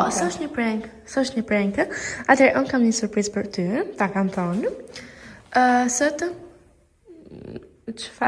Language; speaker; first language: Albanian; early bilingual, heritage; Albanian